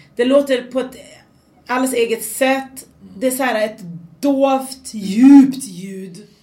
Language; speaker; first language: Swedish; early bilingual, other home language; Persian